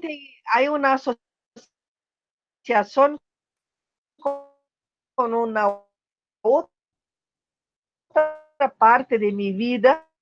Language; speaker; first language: Spanish; non-native, learner; Portuguese